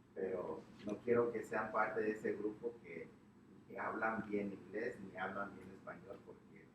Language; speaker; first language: Spanish; early bilingual, heritage; Spanish